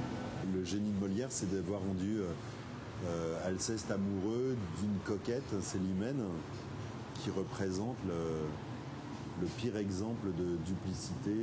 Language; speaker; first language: French; native; French